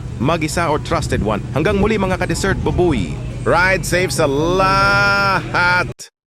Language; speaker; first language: Filipino; native; Filipino